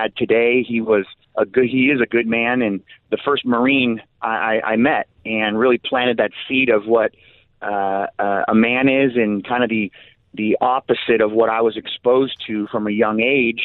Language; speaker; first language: English; native; English